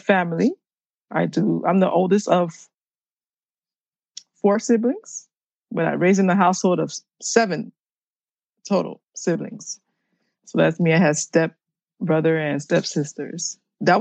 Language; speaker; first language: English; early bilingual, other home language; Haitian Creole